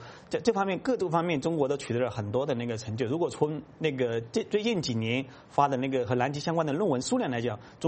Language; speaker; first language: Chinese; native; Chinese